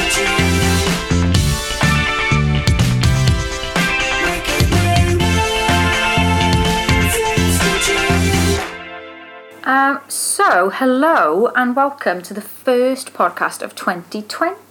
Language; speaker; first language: English; native; English